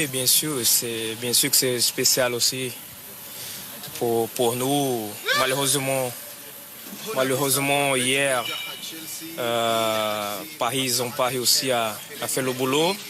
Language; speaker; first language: French; non-native, fluent; Portuguese